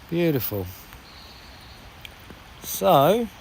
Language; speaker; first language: English; native; English